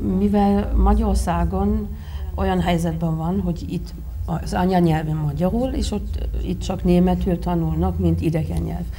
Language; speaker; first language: Hungarian; non-native, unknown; German